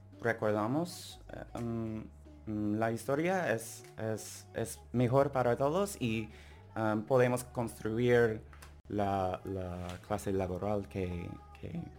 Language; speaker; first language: Spanish; non-native, learner; English